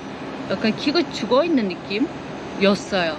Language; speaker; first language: Korean; non-native, fluent; Uzbek